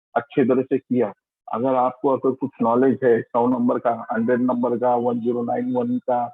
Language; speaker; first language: Hindi; non-native, local second language; Marathi